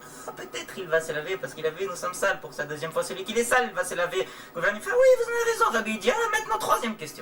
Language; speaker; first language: French; native; French